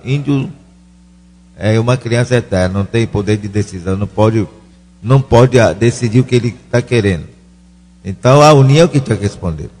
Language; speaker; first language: Portuguese; non-native, local second language; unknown